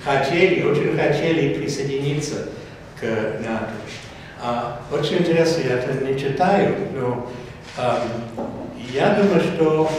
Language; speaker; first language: Russian; non-native, fluent; English